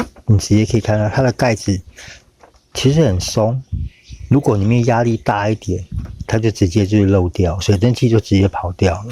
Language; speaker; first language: Chinese; native; Chinese